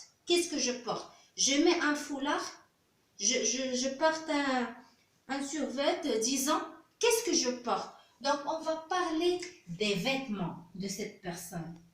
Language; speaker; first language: French; non-native, local second language; Arabic